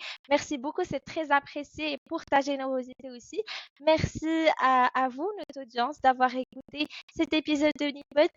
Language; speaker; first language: French; non-native, fluent; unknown